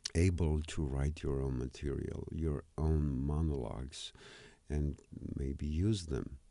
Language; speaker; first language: English; non-native, fluent; Romanian